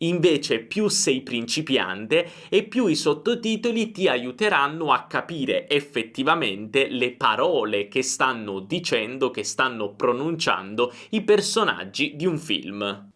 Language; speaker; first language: Italian; native; Italian